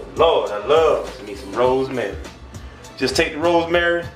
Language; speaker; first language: English; native; English